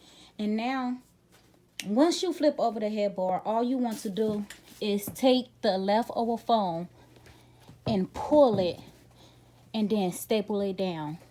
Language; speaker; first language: English; native; English